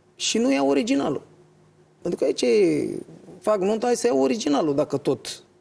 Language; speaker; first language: Romanian; native; Romanian